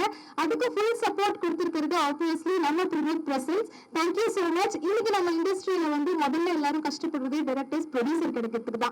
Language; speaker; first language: Tamil; non-native, learner; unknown